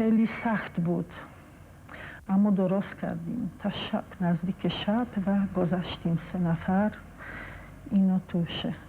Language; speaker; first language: Persian; non-native, fluent; Polish